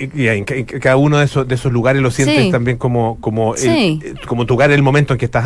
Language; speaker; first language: Spanish; native; Spanish